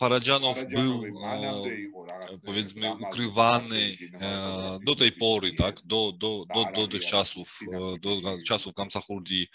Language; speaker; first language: Polish; non-native, fluent; Georgian